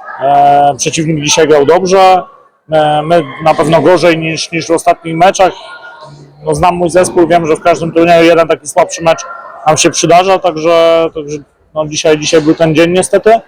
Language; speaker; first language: Polish; native; Polish